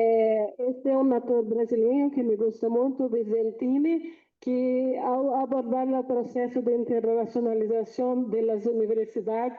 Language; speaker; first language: Portuguese; non-native, fluent; Spanish